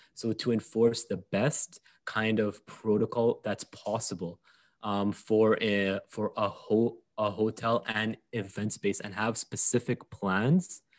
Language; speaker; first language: English; early bilingual, other home language; Arabic